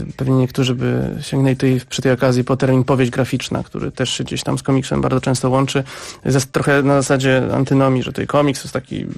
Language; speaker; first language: Polish; native; Polish